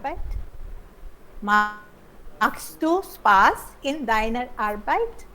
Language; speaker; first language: German; non-native, learner; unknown